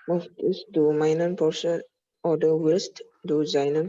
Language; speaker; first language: German; non-native, learner; Indonesian